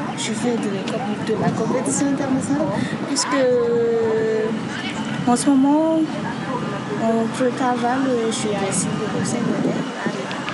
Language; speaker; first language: French; non-native, local second language; Malagasy